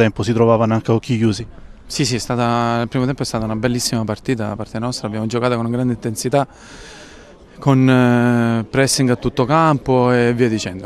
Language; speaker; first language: Italian; native; Italian